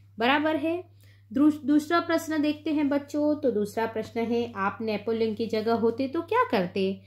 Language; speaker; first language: Hindi; non-native, local second language; Gujarati